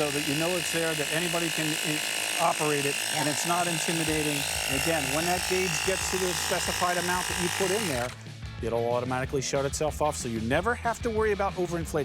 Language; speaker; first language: English; native; English